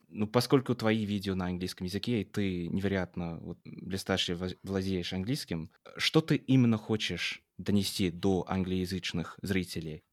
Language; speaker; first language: Russian; non-native, fluent; English